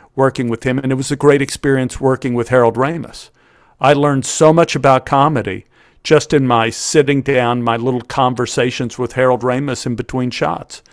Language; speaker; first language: English; native; English